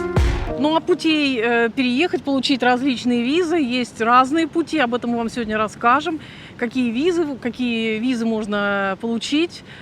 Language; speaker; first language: Russian; native; Russian